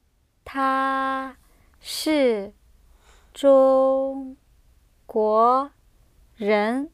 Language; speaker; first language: Chinese; non-native, learner; English